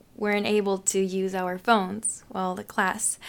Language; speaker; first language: English; non-native, fluent; Japanese